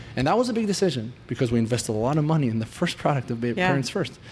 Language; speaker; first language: English; non-native, fluent; Hebrew